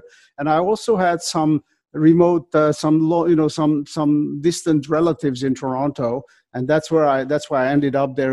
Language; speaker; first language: English; non-native, fluent; Slovak